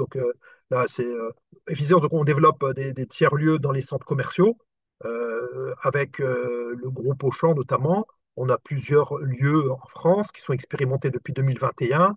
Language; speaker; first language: French; native; French